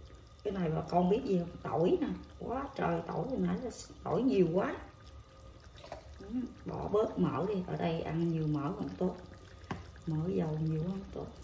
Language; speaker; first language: Vietnamese; native; Vietnamese